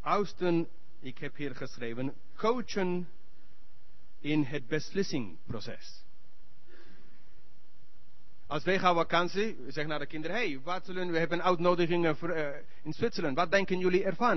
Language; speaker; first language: Dutch; non-native, learner; English